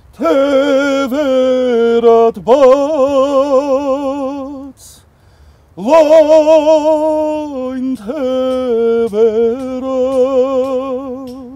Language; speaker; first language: Armenian; native; Armenian